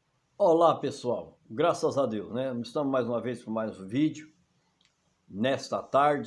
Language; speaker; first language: Portuguese; native; Portuguese